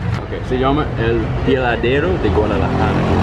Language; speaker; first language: Spanish; non-native, fluent; English